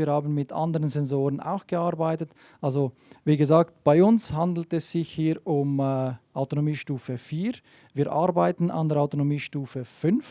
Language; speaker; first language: German; native; German